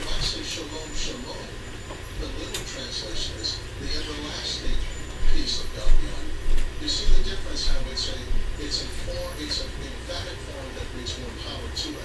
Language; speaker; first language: English; native; English